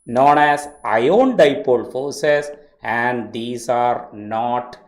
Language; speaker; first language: English; non-native, local second language; Malayalam